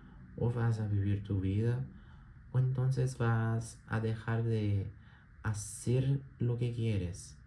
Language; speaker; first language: Spanish; non-native, learner; Portuguese